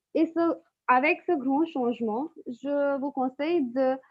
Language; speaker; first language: French; non-native, fluent; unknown